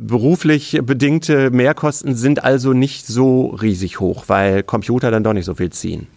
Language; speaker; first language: German; native; German